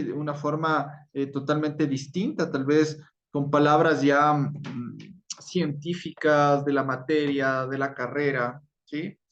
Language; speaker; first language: Spanish; native; Spanish